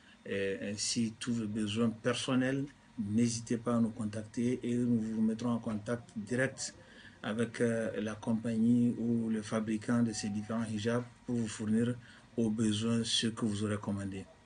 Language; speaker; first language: French; non-native, local second language; Hausa